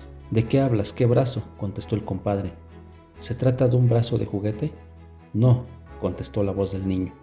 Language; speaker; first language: Spanish; native; Spanish